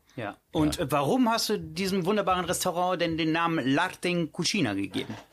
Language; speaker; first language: German; early bilingual, other home language; Italian